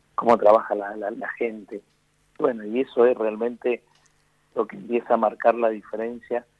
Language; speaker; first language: Spanish; native; Spanish